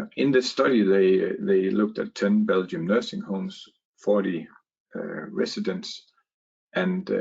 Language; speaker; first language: English; non-native, fluent; Danish